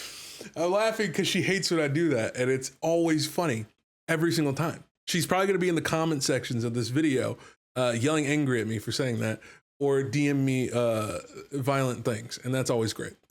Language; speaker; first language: English; native; English